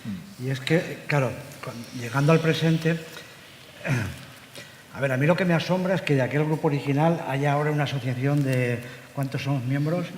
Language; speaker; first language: Spanish; native; Spanish